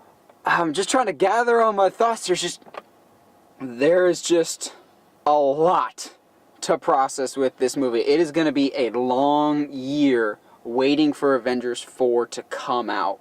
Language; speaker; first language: English; native; English